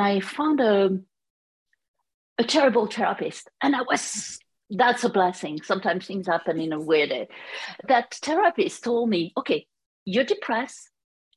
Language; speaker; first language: English; non-native, fluent; French